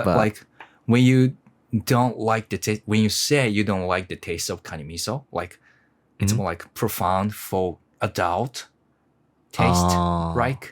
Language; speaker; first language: English; non-native, learner; Japanese